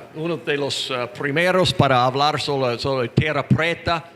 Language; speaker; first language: Spanish; non-native, learner; English